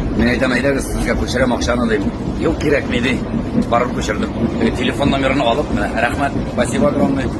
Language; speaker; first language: Tatar; native; Tatar